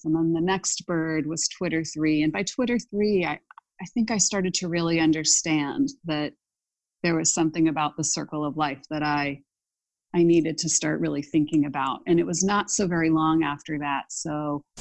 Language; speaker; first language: English; native; English